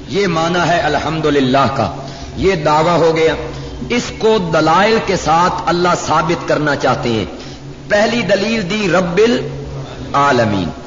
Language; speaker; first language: Urdu; native; Urdu